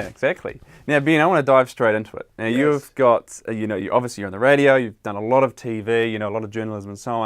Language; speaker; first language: English; native; English